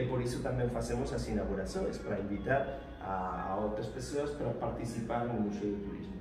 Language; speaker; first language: Portuguese; non-native, fluent; Spanish